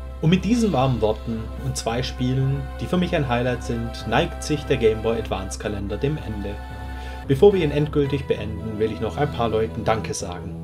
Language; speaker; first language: German; native; German